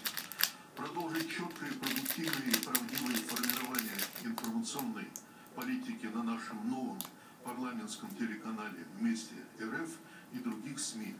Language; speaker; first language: Russian; native; Russian